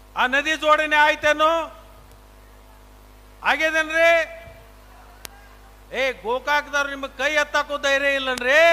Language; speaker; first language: Kannada; native; Kannada